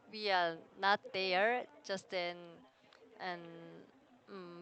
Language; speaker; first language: English; non-native, learner; Korean